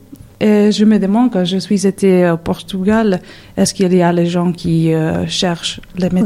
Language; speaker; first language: French; non-native, learner; Serbian